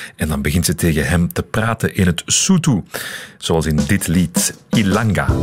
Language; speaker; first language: Dutch; native; Dutch